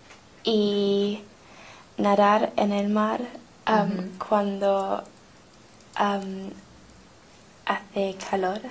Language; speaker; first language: Spanish; non-native, learner; English